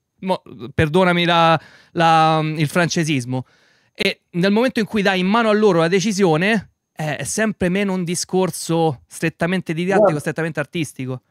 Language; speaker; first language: Italian; native; Italian